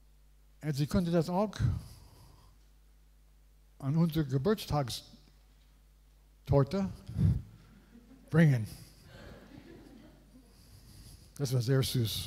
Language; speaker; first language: German; non-native, learner; English